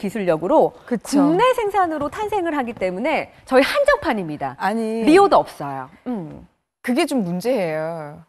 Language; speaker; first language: Korean; native; Korean